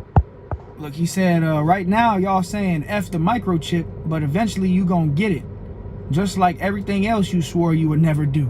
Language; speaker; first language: English; native; English